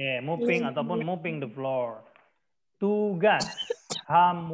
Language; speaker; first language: English; non-native, learner; Indonesian